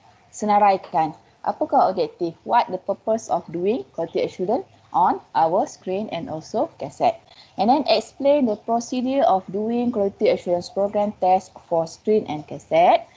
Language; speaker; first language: English; non-native, local second language; Malay